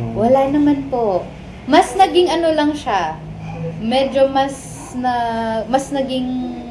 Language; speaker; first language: Filipino; native; Filipino